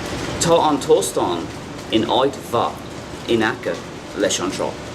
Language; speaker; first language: Irish; non-native, local second language; English